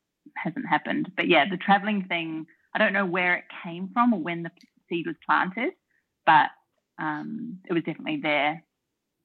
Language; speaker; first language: English; native; English